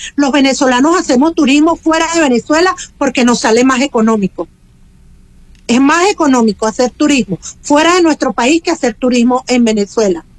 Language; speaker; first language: Spanish; native; Spanish